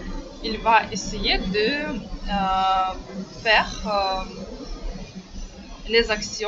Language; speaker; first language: French; non-native, fluent; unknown